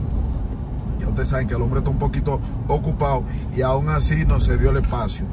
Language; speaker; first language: Spanish; native; Spanish